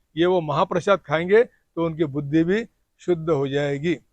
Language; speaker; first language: Hindi; non-native, local second language; Marathi